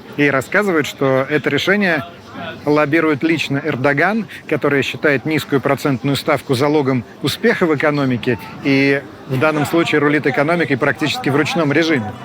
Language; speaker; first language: Russian; native; Russian